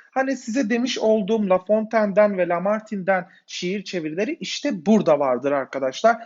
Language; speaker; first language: Turkish; native; Turkish